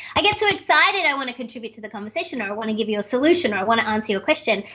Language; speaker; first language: English; native; English